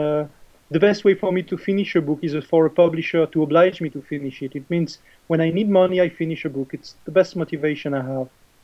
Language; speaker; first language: English; non-native, fluent; French